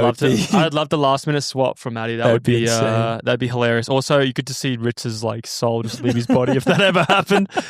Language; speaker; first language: English; native; English